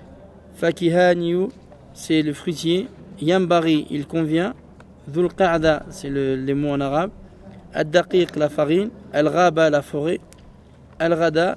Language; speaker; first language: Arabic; non-native, fluent; French